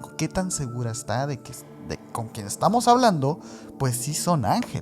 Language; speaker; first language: Spanish; native; Spanish